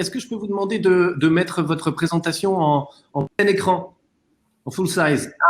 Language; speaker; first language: French; native; French